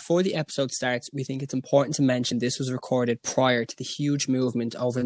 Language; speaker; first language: English; native; English